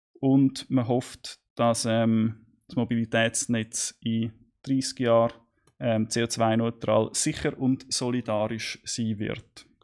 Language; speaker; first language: German; native; German